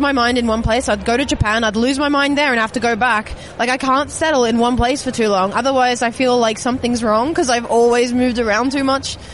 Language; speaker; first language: English; native; English